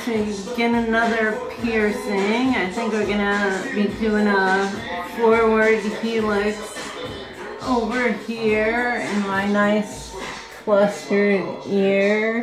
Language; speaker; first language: English; native; English